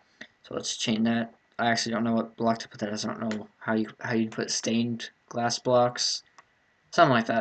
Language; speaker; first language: English; native; English